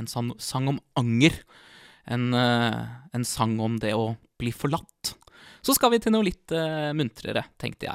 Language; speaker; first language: Norwegian; native; Norwegian